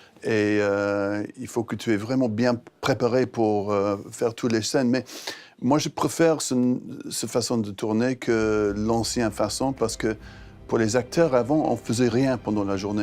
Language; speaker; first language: French; non-native, fluent; English